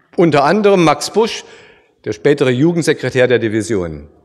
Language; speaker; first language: German; native; German